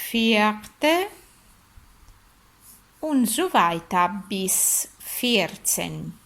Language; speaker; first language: German; non-native, learner; Italian